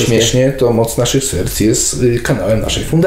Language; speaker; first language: Polish; native; Polish